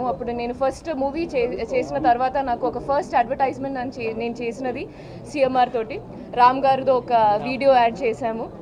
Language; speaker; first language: Telugu; non-native, fluent; Hindi